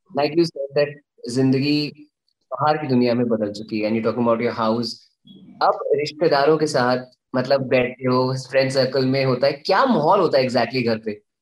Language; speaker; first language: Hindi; native; Hindi